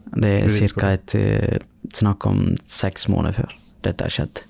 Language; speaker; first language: Norwegian; early bilingual, other home language; Sinhala